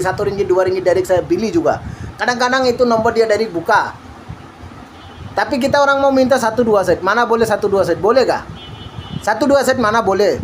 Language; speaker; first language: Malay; non-native, learner; Bangla